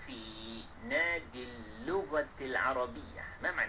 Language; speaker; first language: Arabic; non-native, fluent; Malay